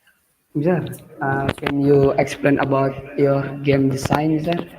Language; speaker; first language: English; non-native, learner; Indonesian